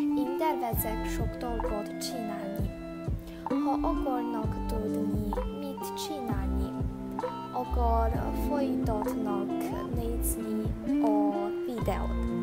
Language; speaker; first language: Hungarian; non-native, learner; Chinese